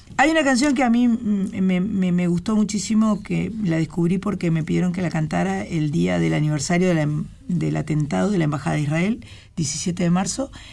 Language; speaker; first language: Spanish; native; Spanish